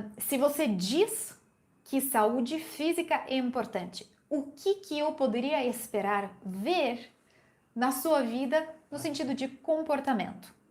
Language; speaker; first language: Portuguese; non-native, fluent; Ukrainian